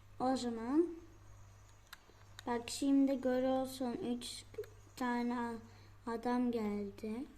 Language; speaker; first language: Turkish; early bilingual, heritage; Turkish